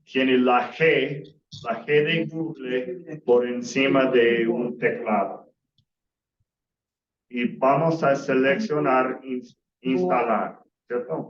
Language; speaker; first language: Spanish; non-native, fluent; English